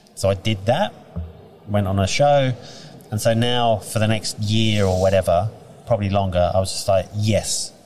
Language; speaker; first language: English; native; English